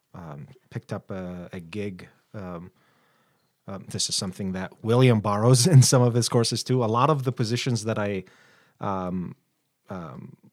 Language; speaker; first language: English; non-native, fluent; Arabic